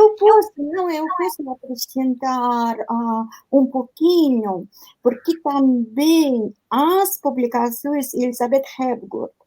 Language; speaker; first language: Portuguese; non-native, fluent; Russian